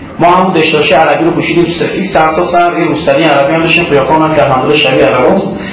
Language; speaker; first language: Persian; non-native, local second language; Azerbaijani